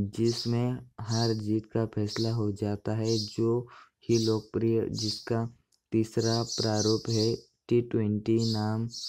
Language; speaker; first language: Hindi; non-native, local second language; Marathi